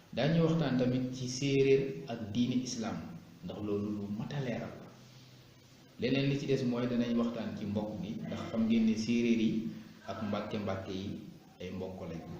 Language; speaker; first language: Wolof; non-native, local second language; Serer